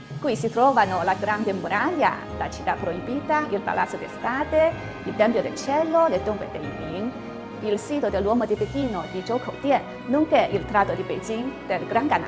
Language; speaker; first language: Italian; non-native, fluent; Chinese